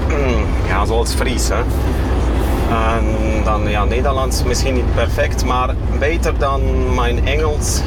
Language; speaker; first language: Dutch; non-native, fluent; Kashubian